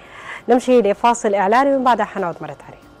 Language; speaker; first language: Arabic; native; Arabic